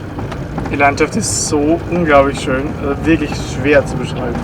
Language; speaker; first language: German; native; German